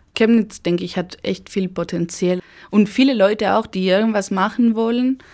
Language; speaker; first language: German; non-native, fluent; Spanish